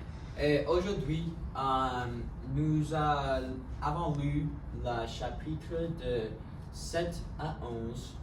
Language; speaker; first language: French; non-native, learner; English